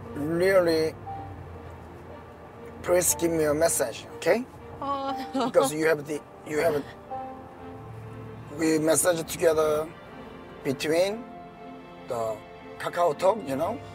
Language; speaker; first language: English; non-native, learner; Korean